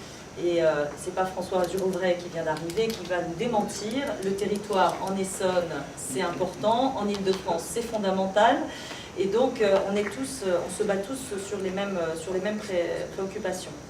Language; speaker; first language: French; native; French